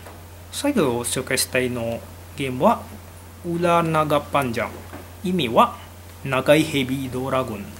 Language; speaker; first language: Japanese; non-native, learner; Indonesian